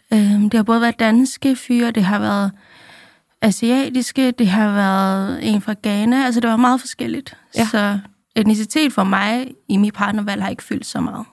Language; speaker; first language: Danish; early bilingual, other home language; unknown